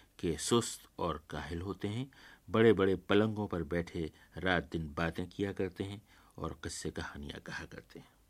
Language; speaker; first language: Urdu; native; Urdu